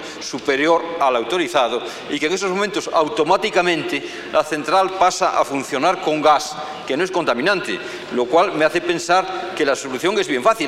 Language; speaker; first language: Spanish; native; Spanish